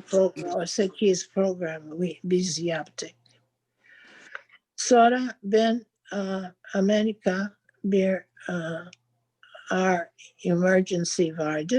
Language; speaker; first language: Turkish; non-native, learner; English